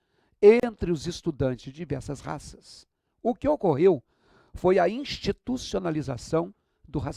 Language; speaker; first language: Portuguese; native; Portuguese